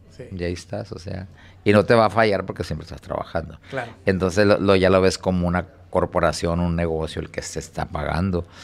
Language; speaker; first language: Spanish; native; Spanish